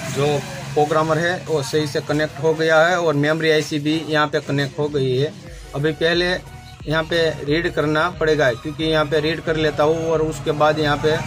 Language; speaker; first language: Hindi; non-native, local second language; Gujarati